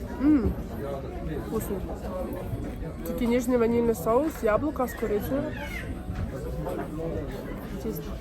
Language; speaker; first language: Ukrainian; native; Ukrainian